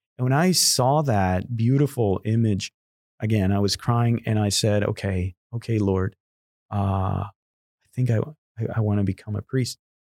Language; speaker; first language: English; non-native, fluent; Spanish